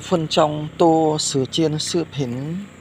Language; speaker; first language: Chinese; non-native, learner; Khmer